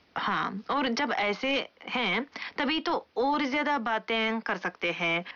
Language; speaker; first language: Hindi; non-native, fluent; Japanese